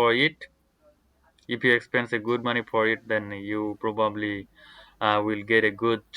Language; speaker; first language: English; non-native, learner; Bangla